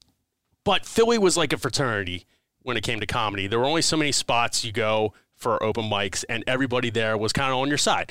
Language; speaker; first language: English; native; English